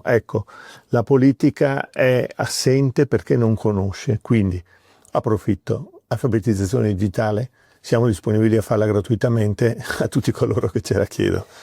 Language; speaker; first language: Italian; native; Italian